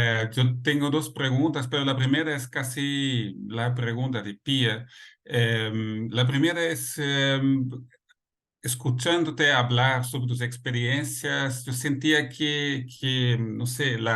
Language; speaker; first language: Spanish; non-native, fluent; Portuguese